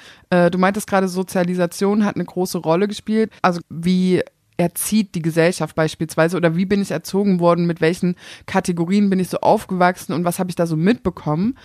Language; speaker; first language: German; native; German